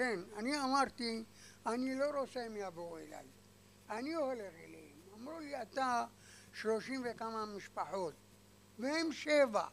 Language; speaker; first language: Hebrew; non-native, fluent; Arabic